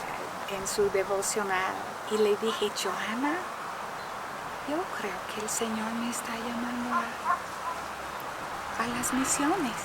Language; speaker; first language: Spanish; non-native, fluent; English